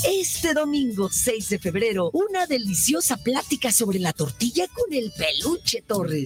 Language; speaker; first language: Spanish; native; Spanish